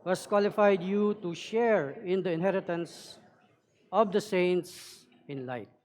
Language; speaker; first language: English; non-native, local second language; Filipino